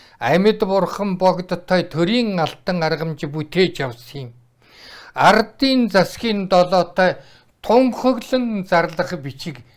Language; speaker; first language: Mongolian; non-native, local second language; Buriat